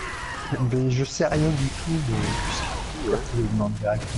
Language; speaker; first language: French; native; French